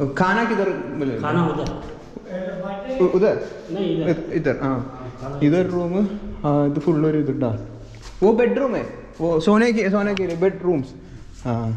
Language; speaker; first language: Hindi; non-native, learner; Malayalam